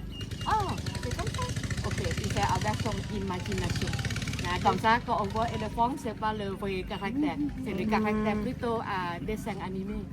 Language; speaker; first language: French; non-native, learner; Thai